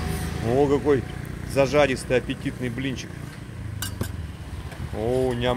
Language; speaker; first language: Russian; native; Russian